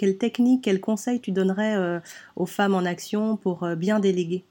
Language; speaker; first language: French; native; French